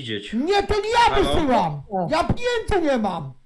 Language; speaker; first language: Polish; native; Polish